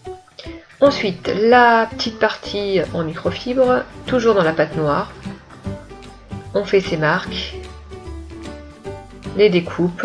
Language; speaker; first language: French; native; French